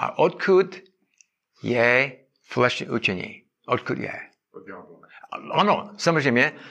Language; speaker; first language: Czech; non-native, learner; English